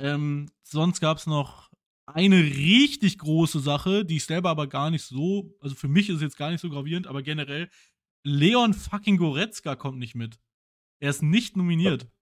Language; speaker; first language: German; native; German